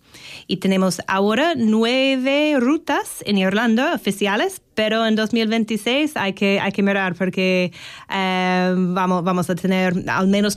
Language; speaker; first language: Spanish; non-native, fluent; English